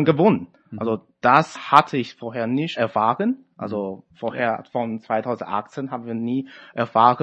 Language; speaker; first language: German; non-native, fluent; Chinese